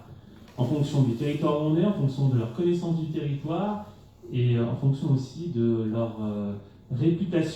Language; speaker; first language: French; native; French